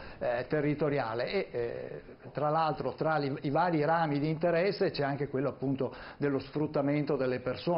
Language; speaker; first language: Italian; native; Italian